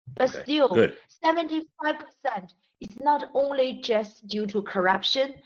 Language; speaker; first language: English; non-native, fluent; Chinese